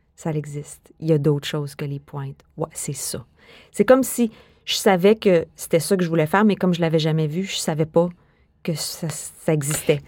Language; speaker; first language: French; native; French